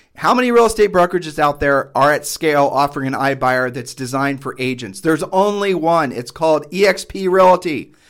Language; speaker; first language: English; native; English